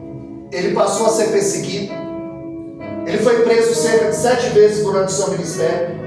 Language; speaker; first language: Portuguese; native; Portuguese